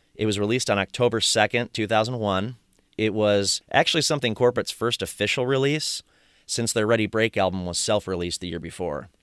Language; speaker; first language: English; native; English